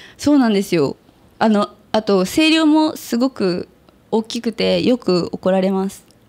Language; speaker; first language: Japanese; native; Japanese